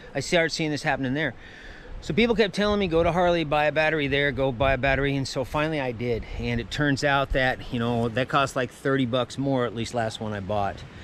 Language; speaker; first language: English; native; English